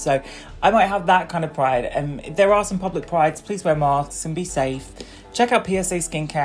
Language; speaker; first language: English; native; English